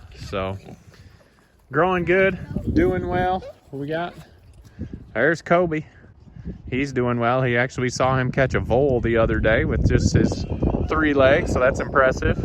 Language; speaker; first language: English; native; English